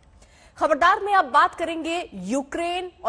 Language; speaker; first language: Hindi; native; Hindi